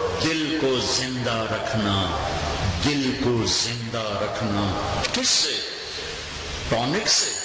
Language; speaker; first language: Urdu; non-native, local second language; Punjabi